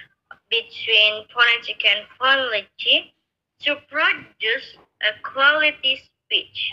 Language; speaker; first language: English; non-native, learner; Indonesian